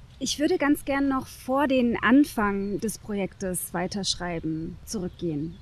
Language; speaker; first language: German; native; German